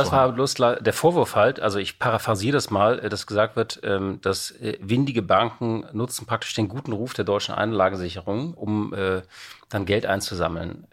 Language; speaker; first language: German; native; German